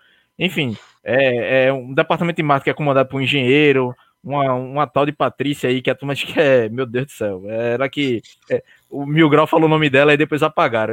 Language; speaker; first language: Portuguese; native; Portuguese